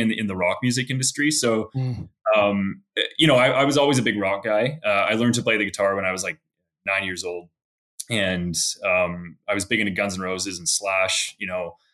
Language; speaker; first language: English; native; English